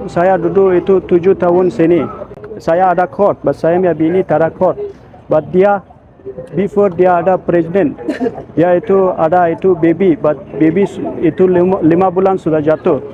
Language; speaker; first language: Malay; non-native, learner; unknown